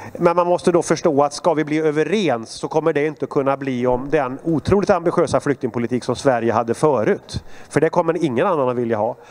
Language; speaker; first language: Swedish; native; Swedish